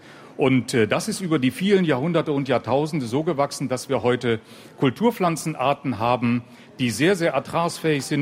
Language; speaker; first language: German; native; German